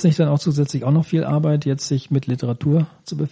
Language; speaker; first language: German; native; German